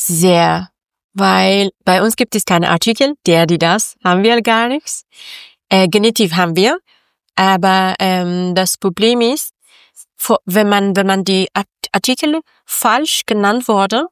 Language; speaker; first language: German; non-native, learner; Persian